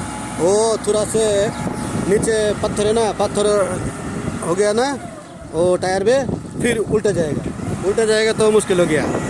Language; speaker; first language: Hindi; non-native, learner; Bangla